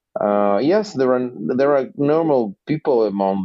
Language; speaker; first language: English; non-native, fluent; Russian